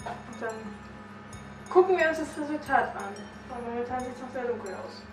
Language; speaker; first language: German; native; German